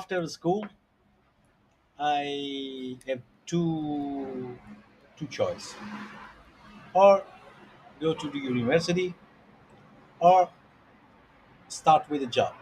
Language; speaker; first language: English; non-native, learner; Italian